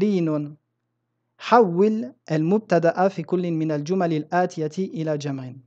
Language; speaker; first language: Arabic; non-native, fluent; French